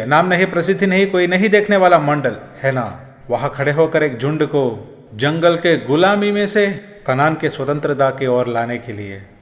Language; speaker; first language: Hindi; non-native, local second language; Malayalam